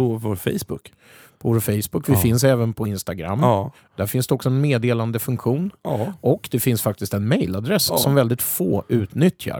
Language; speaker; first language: Swedish; native; Swedish